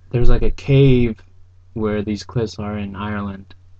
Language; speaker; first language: English; early bilingual, other home language; Spanish